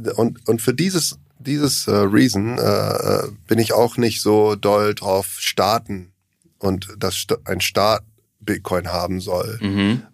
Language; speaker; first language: German; non-native, learner; English